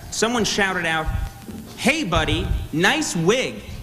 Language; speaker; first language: English; native; English